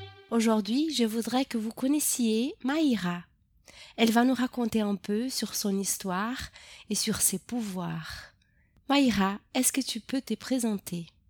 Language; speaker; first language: French; non-native, fluent; Portuguese